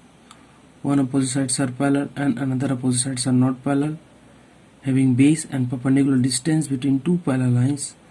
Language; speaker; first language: English; non-native, local second language; Hindi